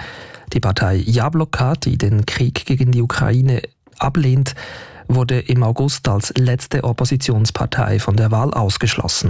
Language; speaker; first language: German; native; German